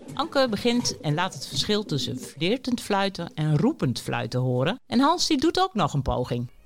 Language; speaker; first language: Dutch; native; Dutch